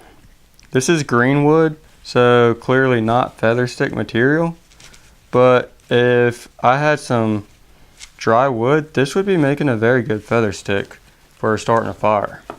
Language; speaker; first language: English; native; English